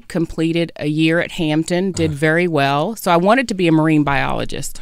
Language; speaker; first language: English; native; English